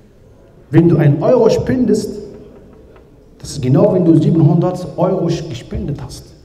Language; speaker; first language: German; non-native, learner; Arabic